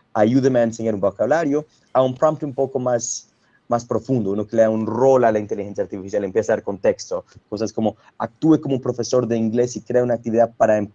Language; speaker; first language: Spanish; early bilingual, heritage; Spanish